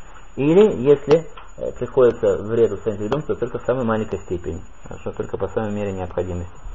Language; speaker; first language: Russian; native; Russian